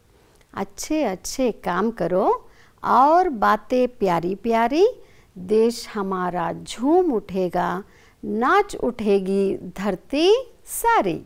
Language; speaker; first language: Hindi; non-native, local second language; Kannada